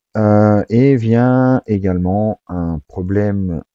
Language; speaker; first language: French; native; French